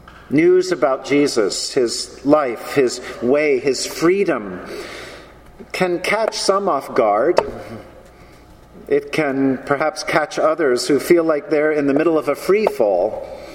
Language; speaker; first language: English; native; English